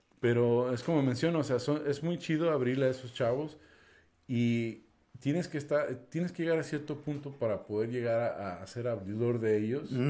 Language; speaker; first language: Spanish; non-native, fluent; English